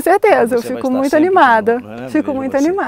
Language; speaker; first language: Portuguese; native; Portuguese